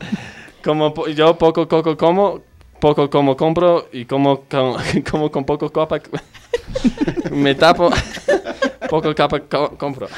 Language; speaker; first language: Spanish; non-native, fluent; English